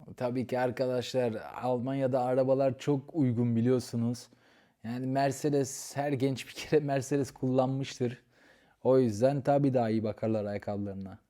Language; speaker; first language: Turkish; early bilingual, heritage; Turkish